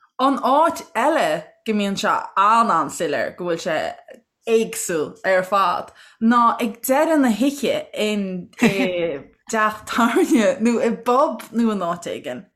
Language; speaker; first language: Irish; native; Irish